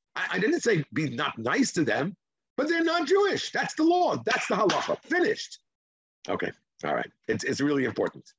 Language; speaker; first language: English; non-native, fluent; Hebrew